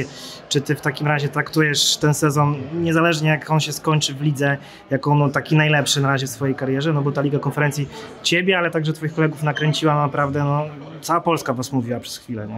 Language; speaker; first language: Polish; native; Polish